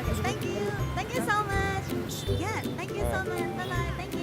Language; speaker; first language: English; non-native, learner; Vietnamese